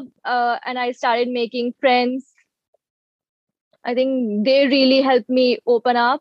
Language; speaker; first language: English; non-native, local second language; Gujarati